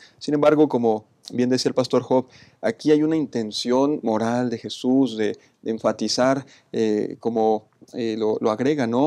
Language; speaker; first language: Spanish; native; Spanish